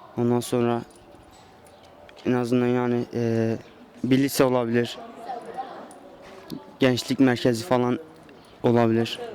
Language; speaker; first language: Turkish; native; Turkish